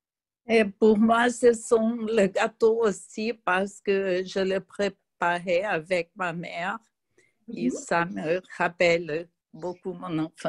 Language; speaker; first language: French; non-native, fluent; Portuguese